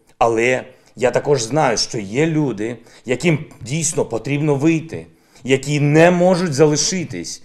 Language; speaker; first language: Ukrainian; non-native, local second language; Russian